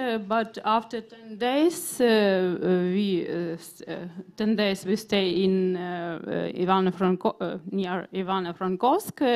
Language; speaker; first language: English; non-native, learner; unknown